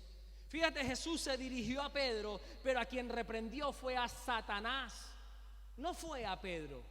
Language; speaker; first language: Spanish; native; Spanish